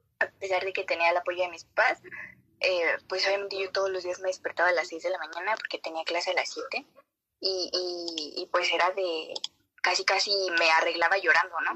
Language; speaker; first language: Spanish; native; Spanish